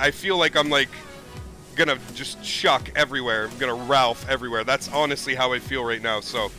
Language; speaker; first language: English; native; English